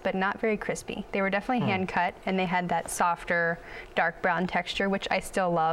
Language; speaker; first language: English; native; English